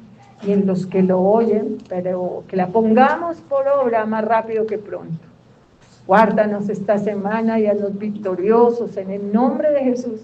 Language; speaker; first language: Spanish; native; Spanish